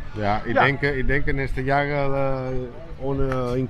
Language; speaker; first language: German; non-native, learner; Spanish